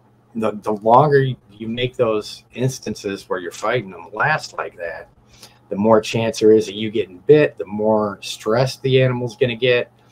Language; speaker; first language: English; native; English